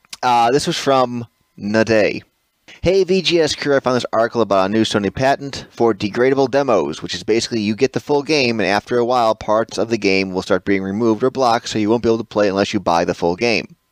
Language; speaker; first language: English; native; English